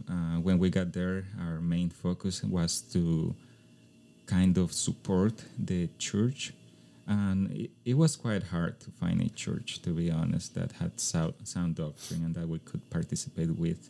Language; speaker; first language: English; non-native, fluent; Spanish